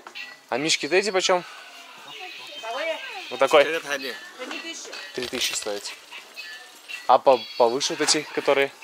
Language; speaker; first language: Russian; native; Russian